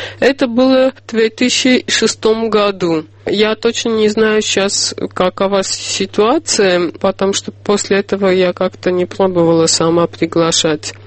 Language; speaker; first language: Russian; non-native, local second language; Armenian